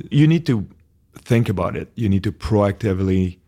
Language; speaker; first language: English; non-native, fluent; French